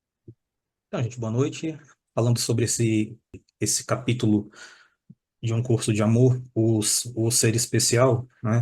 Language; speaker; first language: Portuguese; native; Portuguese